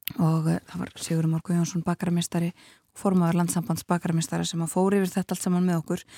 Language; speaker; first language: Icelandic; native; Icelandic